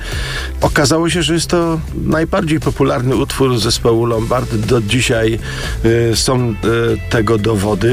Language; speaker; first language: Polish; native; Polish